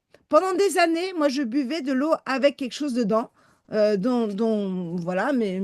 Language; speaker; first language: French; native; French